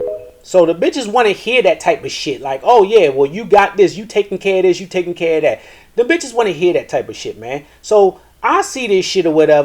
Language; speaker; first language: English; native; English